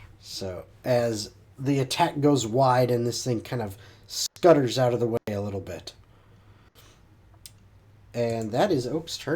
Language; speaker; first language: English; native; English